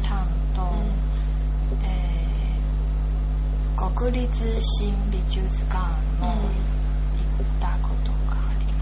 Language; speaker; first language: Japanese; non-native, learner; Chinese